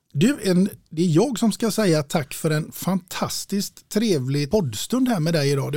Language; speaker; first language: Swedish; native; Swedish